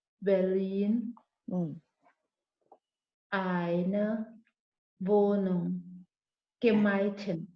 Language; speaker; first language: German; non-native, learner; Thai